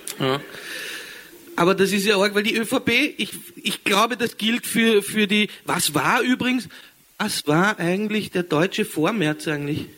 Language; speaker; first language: German; native; German